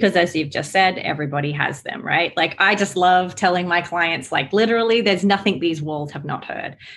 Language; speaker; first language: English; native; English